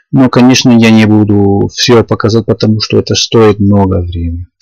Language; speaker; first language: Russian; non-native, learner; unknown